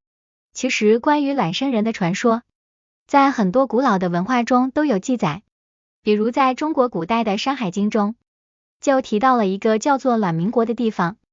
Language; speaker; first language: Chinese; native; Chinese